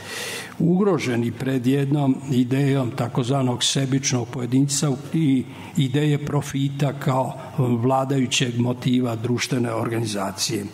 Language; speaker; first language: Serbian; native; Serbian